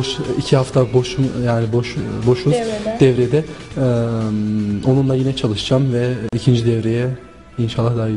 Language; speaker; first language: Turkish; non-native, local second language; German